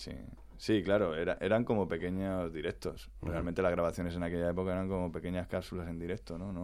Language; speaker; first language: Spanish; native; Spanish